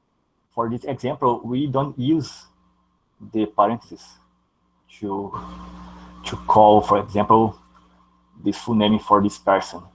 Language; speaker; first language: English; non-native, learner; Portuguese